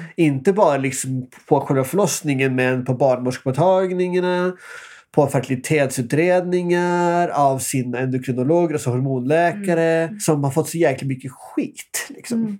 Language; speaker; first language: Swedish; non-native, fluent; Norwegian